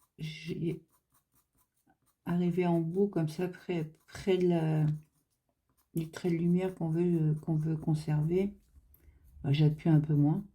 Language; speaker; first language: French; native; French